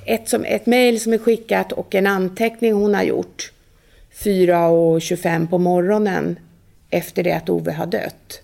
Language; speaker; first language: Swedish; native; Swedish